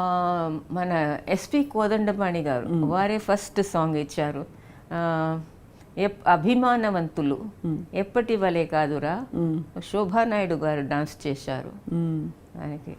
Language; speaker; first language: Telugu; non-native, local second language; Tamil